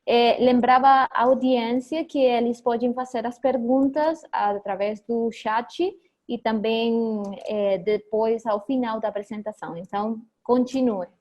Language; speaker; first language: Portuguese; non-native, fluent; Spanish